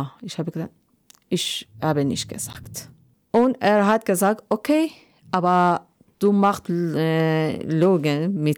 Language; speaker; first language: German; non-native, learner; Persian